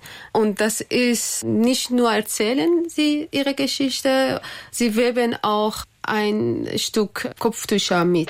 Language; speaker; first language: German; non-native, learner; Persian